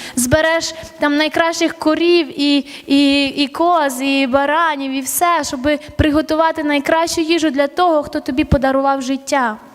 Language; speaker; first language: Ukrainian; early bilingual, other home language; Armenian